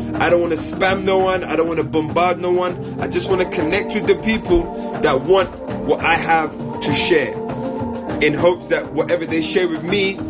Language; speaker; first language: English; native; English